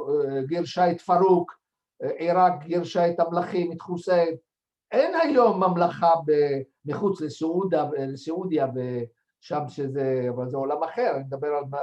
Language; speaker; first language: Hebrew; non-native, fluent; French